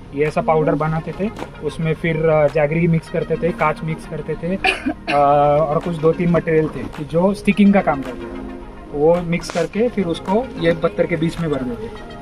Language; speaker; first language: Hindi; non-native, local second language; Marathi